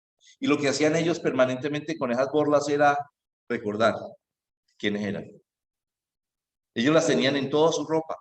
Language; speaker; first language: Spanish; native; Spanish